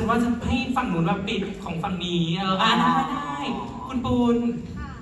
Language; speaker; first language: Thai; native; Thai